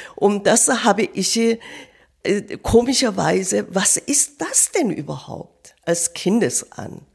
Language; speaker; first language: German; non-native, fluent; Korean